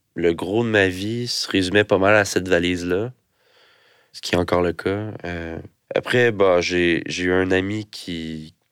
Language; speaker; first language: French; native; French